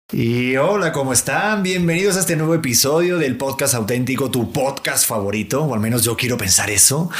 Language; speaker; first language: Spanish; native; Spanish